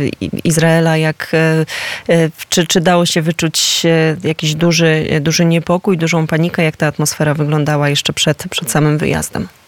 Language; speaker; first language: Polish; native; Polish